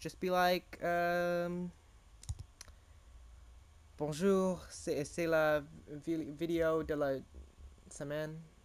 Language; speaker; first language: French; non-native, learner; English